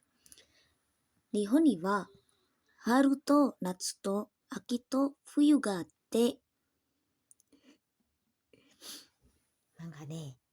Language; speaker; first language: Japanese; non-native, learner; Indonesian